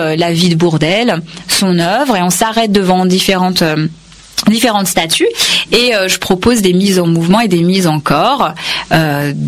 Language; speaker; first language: French; non-native, fluent; Kannada